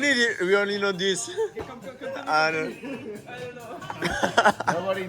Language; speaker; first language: English; non-native, learner; French